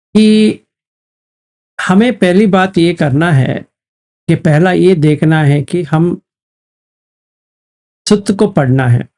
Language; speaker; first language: Hindi; native; Hindi